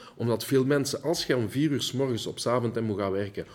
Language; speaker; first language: Dutch; early bilingual, heritage; Dutch